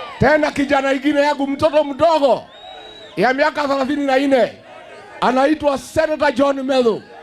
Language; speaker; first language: Swahili; non-native, local second language; Kikuyu